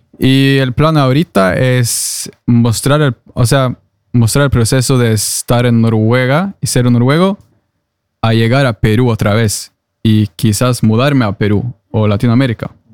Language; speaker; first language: Spanish; non-native, fluent; Norwegian